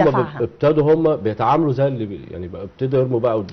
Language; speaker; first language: Arabic; native; Arabic